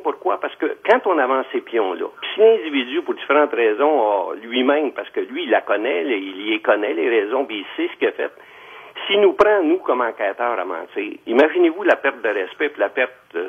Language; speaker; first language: French; native; French